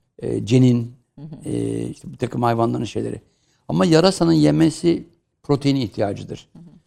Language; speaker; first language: Turkish; native; Turkish